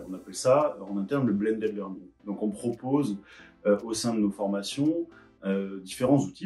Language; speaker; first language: French; native; French